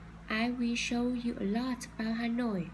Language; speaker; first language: English; non-native, learner; Vietnamese